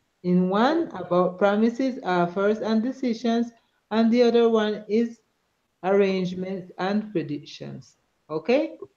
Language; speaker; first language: English; non-native, learner; Spanish